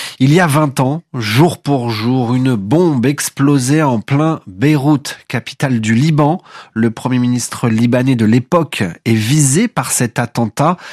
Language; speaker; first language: French; native; French